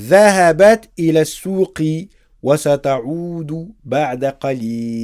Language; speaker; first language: Arabic; non-native, fluent; French